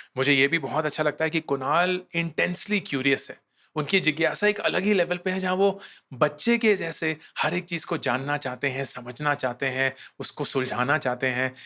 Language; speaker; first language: Hindi; native; Hindi